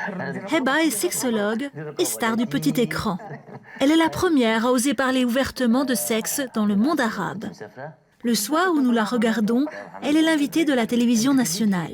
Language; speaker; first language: French; native; French